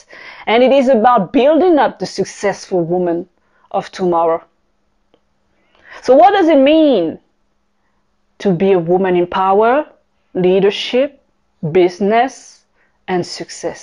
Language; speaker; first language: English; non-native, fluent; French